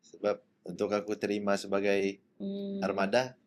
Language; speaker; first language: Malay; native; Malay